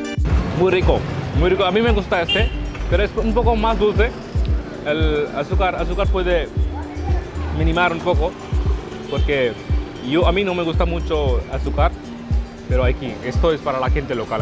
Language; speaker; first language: Spanish; non-native, fluent; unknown